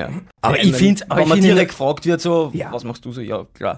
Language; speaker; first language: German; native; German